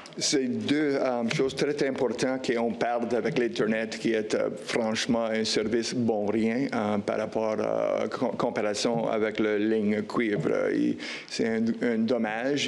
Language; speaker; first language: French; non-native, local second language; English